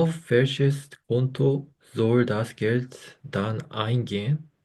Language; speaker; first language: German; non-native, learner; Korean